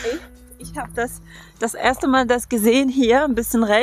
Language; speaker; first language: German; non-native, learner; Arabic